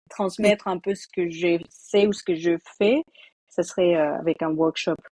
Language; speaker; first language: French; non-native, fluent; Spanish